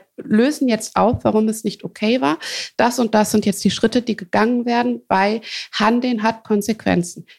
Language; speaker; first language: German; native; German